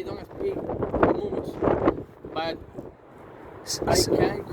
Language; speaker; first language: English; non-native, learner; Spanish